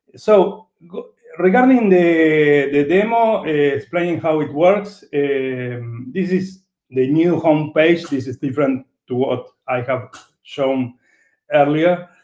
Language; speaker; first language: English; non-native, fluent; Spanish